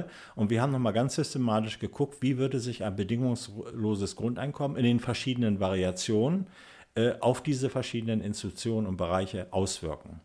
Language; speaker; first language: German; native; German